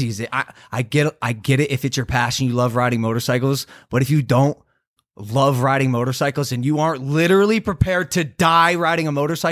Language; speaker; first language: English; native; English